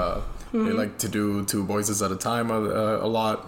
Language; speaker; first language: English; non-native, fluent; Spanish